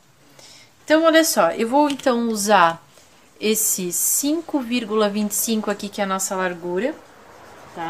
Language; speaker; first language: Portuguese; native; Portuguese